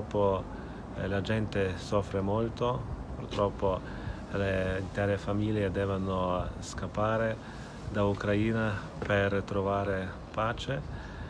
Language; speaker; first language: Italian; non-native, fluent; Ukrainian